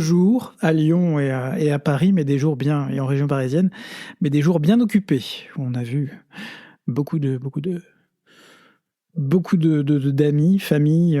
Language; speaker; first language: French; native; French